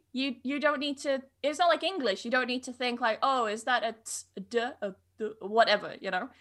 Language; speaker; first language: English; native; English